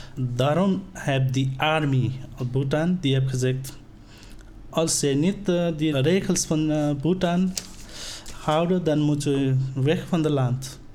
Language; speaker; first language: Dutch; non-native, learner; Nepali